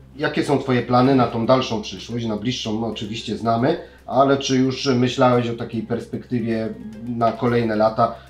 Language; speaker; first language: Polish; native; Polish